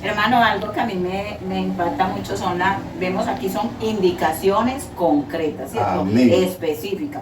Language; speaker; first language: Spanish; native; Spanish